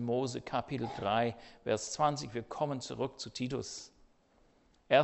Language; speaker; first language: German; non-native, fluent; English